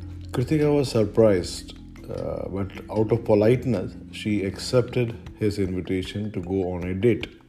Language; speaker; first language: English; non-native, local second language; Malayalam